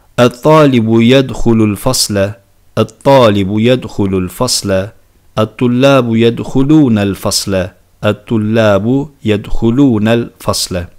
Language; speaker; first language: Arabic; non-native, fluent; Turkish